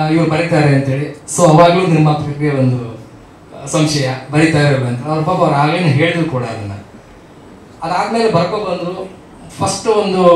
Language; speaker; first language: Kannada; native; Kannada